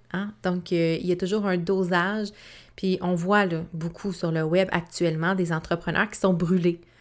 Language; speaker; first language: French; native; French